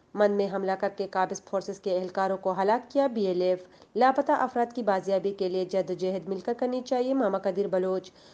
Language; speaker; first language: Urdu; non-native, local second language; Baluchi